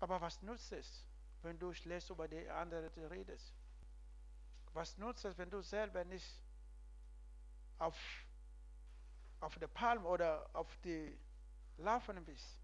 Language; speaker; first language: German; non-native, learner; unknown